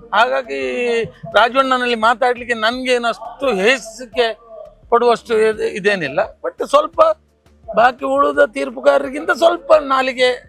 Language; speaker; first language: Kannada; non-native, local second language; Tulu